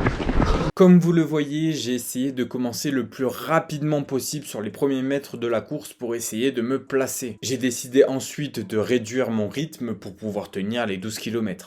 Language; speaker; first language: French; native; French